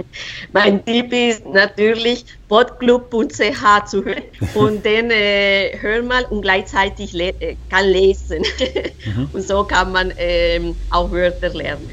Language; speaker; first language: German; non-native, fluent; Spanish